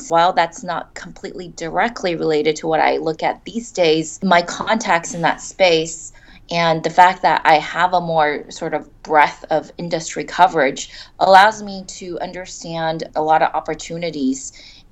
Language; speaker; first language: English; native; English